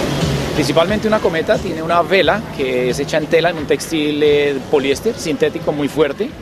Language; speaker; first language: Spanish; native; Spanish